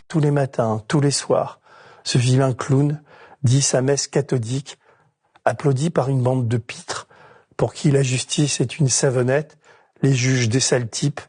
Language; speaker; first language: French; native; French